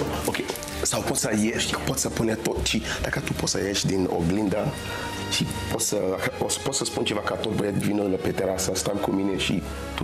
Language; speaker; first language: Romanian; non-native, learner; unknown